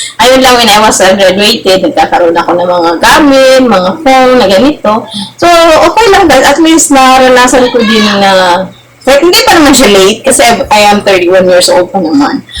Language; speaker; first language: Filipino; non-native, local second language; Cebuano